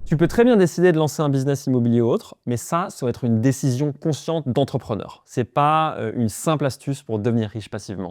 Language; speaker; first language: French; native; French